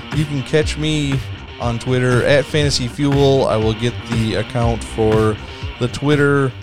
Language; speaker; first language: English; native; English